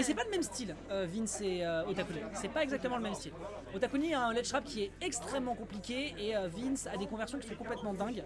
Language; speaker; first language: French; native; French